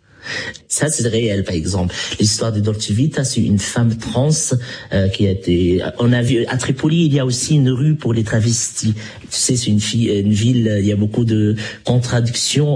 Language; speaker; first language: French; non-native, local second language; Arabic